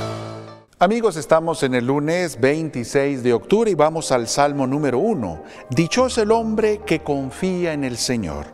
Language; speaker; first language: Spanish; native; Spanish